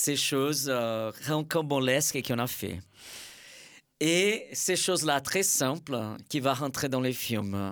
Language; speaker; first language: French; non-native, fluent; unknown